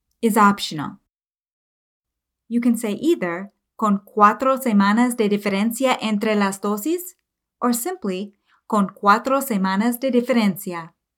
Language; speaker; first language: Spanish; non-native, fluent; English